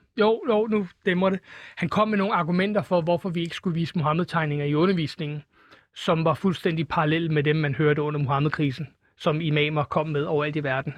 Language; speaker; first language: Danish; native; Danish